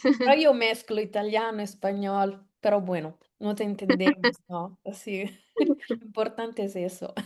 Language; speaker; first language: Spanish; non-native, fluent; Italian